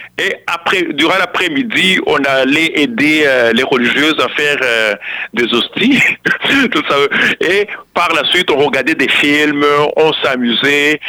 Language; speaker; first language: French; non-native, local second language; Kinyarwanda